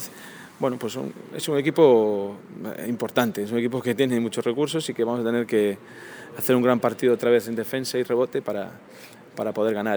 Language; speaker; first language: Spanish; native; Spanish